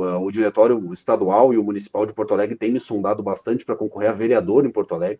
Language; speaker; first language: Portuguese; native; Portuguese